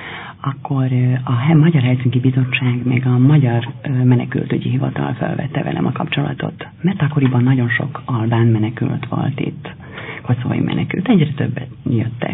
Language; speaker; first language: Hungarian; non-native, fluent; Albanian